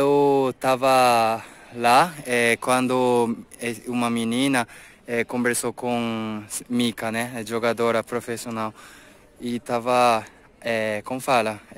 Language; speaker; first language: Portuguese; non-native, learner; Japanese